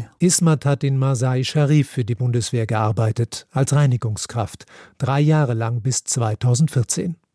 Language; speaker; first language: German; native; German